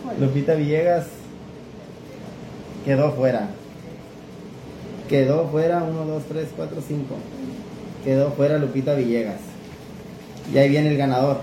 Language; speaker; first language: Spanish; native; Spanish